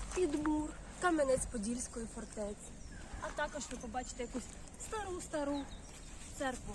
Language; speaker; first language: Ukrainian; non-native, local second language; Russian